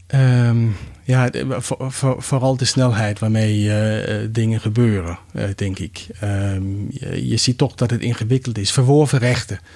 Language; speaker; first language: Dutch; non-native, fluent; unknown